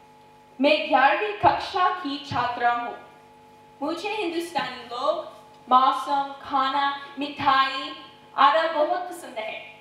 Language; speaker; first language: Hindi; non-native, learner; English